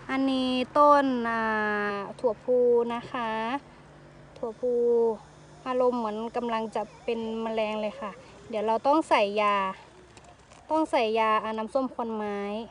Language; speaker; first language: Thai; native; Thai